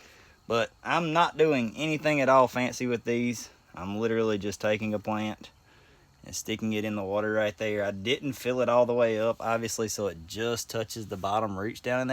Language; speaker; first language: English; native; English